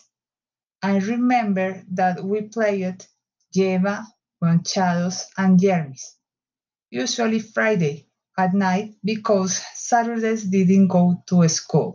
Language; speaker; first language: English; non-native, learner; Spanish